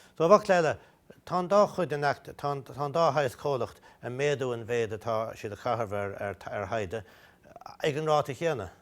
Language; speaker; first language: Irish; native; Irish